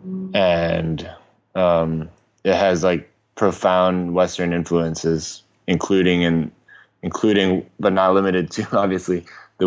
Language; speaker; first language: English; non-native, local second language; Cantonese